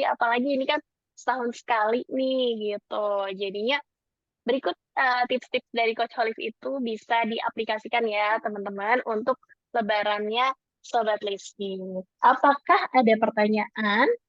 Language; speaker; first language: Indonesian; native; Indonesian